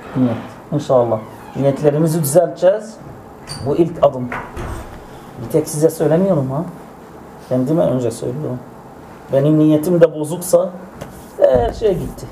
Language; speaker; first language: Turkish; non-native, fluent; Arabic